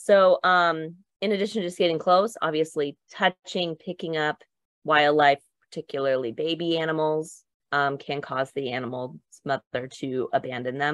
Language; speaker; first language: English; native; English